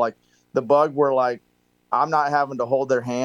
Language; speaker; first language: English; native; English